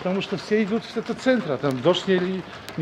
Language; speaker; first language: Russian; non-native, learner; Polish